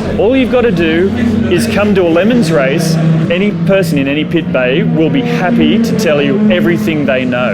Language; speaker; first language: English; native; English